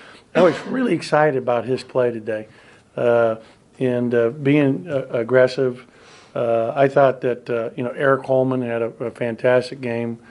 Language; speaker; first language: English; native; English